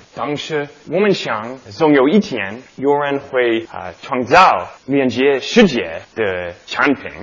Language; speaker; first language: Chinese; non-native, learner; English